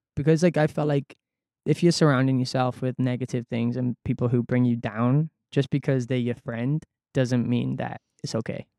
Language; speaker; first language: English; native; English